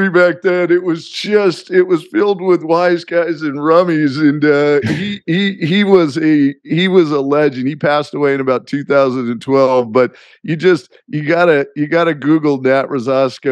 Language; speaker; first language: English; native; English